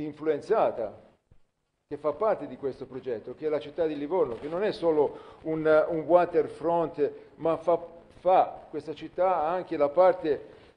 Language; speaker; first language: Italian; native; Italian